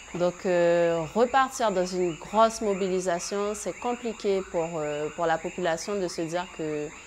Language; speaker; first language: French; native; French